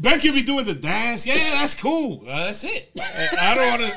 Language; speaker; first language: English; early bilingual, other home language; Spanish